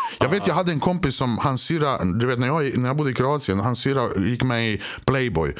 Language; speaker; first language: Swedish; early bilingual, other home language; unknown